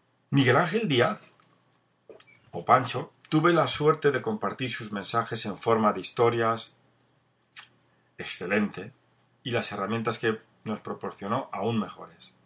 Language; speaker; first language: Spanish; native; Spanish